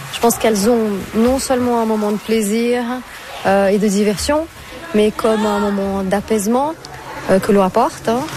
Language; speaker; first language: French; non-native, fluent; Portuguese